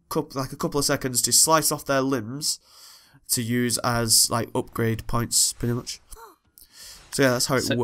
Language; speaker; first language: English; native; English